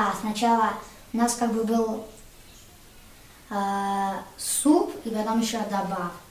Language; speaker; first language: Russian; early bilingual, heritage; Russian